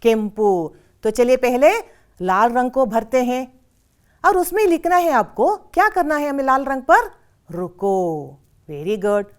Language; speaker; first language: Hindi; non-native, local second language; Kannada